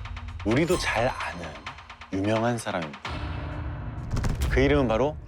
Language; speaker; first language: Korean; native; Korean